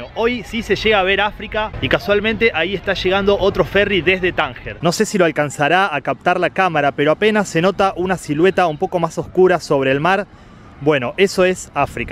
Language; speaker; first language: Spanish; native; Spanish